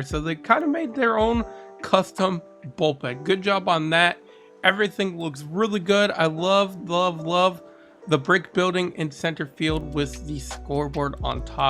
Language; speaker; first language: English; native; English